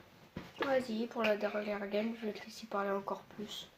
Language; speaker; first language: French; native; French